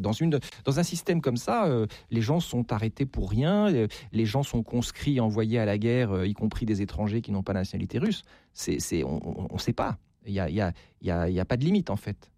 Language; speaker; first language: French; native; French